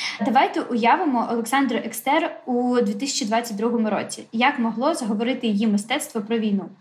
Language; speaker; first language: Ukrainian; native; Ukrainian